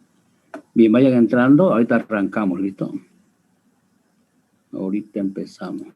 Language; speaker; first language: Spanish; native; Spanish